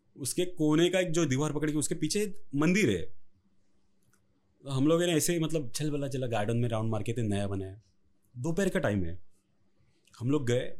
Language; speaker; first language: Hindi; non-native, local second language; Marathi